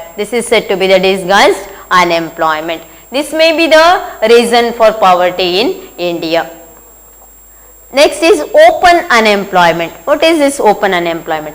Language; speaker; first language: English; non-native, local second language; Kannada